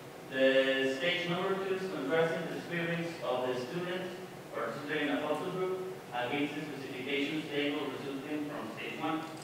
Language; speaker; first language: English; non-native, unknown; Spanish